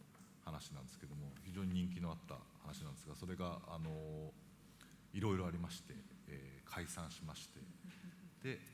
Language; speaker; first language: Japanese; native; Japanese